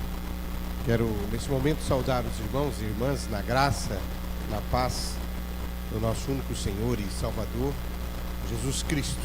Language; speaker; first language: Portuguese; native; Portuguese